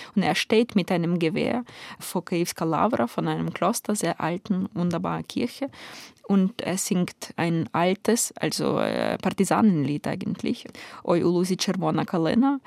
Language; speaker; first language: German; non-native, fluent; Ukrainian